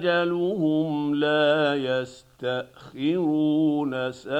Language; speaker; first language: Arabic; native; Arabic